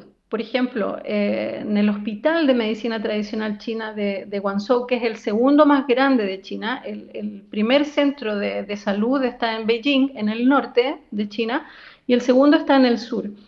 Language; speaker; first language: Spanish; native; Spanish